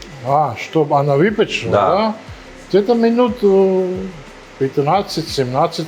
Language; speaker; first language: Russian; non-native, learner; Georgian